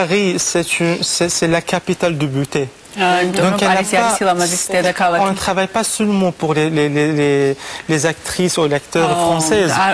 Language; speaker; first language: French; non-native, fluent; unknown